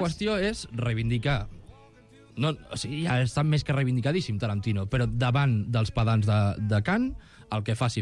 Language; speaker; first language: Catalan; native; Catalan